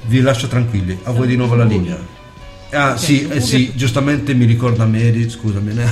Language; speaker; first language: Italian; native; Italian